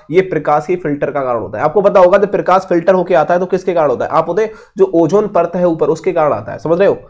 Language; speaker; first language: Hindi; native; Hindi